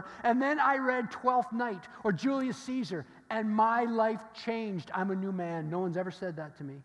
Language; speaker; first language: English; native; English